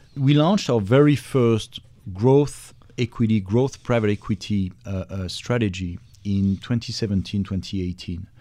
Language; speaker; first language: English; non-native, fluent; French